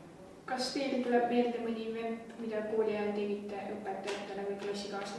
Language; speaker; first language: Estonian; native; Estonian